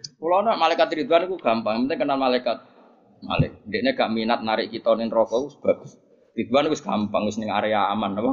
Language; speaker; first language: Indonesian; non-native, local second language; Javanese